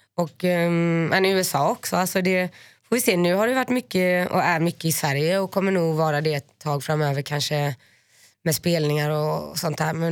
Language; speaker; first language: Swedish; native; Swedish